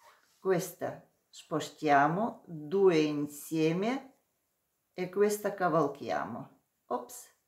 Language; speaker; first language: Italian; non-native, learner; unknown